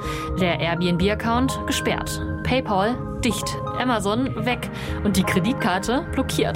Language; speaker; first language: German; native; German